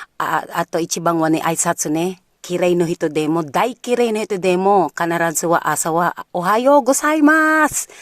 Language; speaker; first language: Japanese; non-native, learner; Filipino